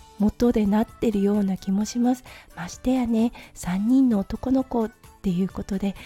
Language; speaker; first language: Japanese; native; Japanese